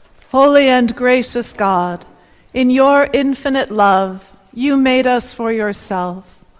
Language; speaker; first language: English; native; English